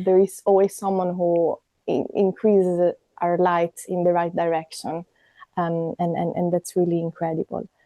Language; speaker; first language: English; non-native, fluent; Italian